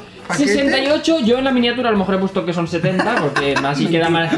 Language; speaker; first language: Spanish; native; Spanish